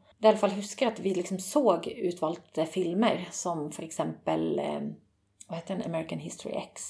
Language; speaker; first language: Swedish; native; Swedish